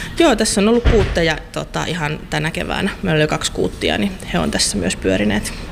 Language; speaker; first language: Finnish; native; Finnish